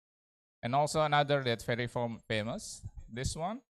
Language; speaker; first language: English; non-native, learner; Indonesian